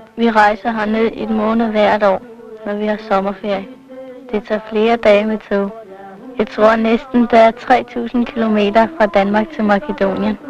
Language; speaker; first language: Danish; early bilingual, other home language; Macedonian